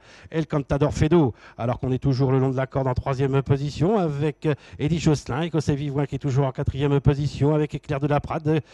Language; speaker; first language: French; native; French